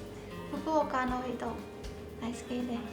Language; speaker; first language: Japanese; non-native, learner; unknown